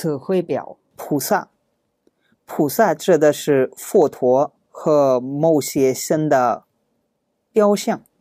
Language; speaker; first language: Chinese; non-native, fluent; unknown